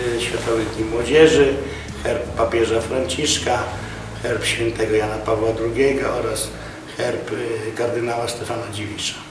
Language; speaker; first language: Polish; native; Polish